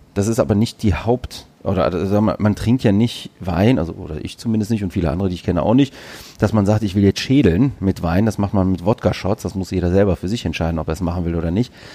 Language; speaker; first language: German; early bilingual, other home language; Greek